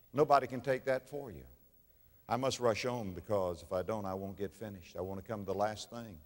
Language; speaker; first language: English; native; English